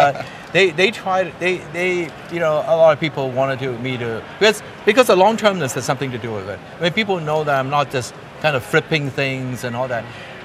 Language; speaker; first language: English; non-native, local second language; Cantonese